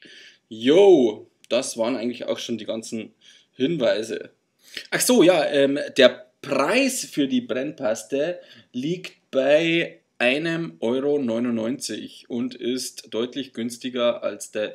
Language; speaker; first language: German; native; German